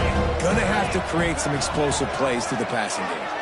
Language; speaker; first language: English; native; English